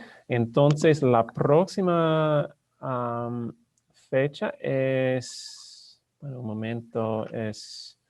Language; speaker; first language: Spanish; non-native, learner; English